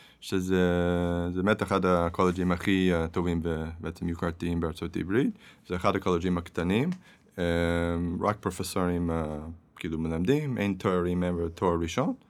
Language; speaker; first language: Hebrew; non-native, fluent; English